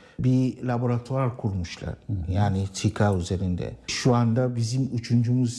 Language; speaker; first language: Turkish; non-native, learner; Arabic